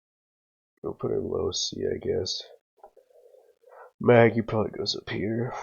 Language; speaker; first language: English; native; English